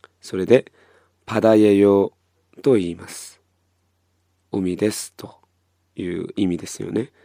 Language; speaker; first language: Japanese; non-native, fluent; Korean